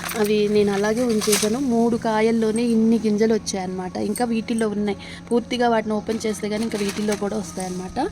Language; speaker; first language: Telugu; native; Telugu